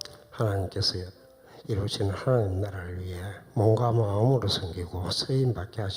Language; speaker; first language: Korean; native; Korean